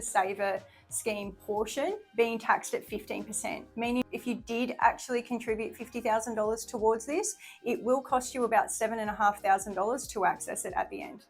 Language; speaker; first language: English; native; English